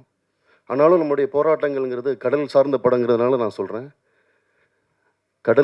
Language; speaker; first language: Tamil; native; Tamil